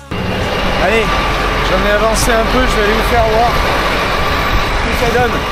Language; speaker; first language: French; native; French